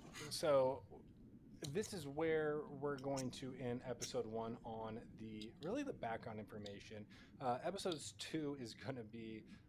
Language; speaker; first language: English; native; English